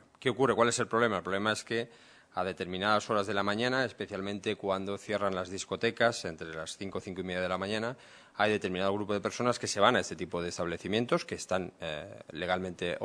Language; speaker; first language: Spanish; native; Spanish